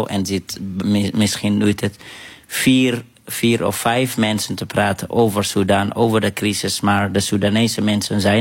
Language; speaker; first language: Dutch; non-native, fluent; Arabic